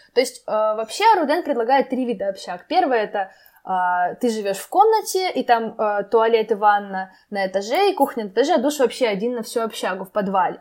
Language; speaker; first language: Russian; native; Russian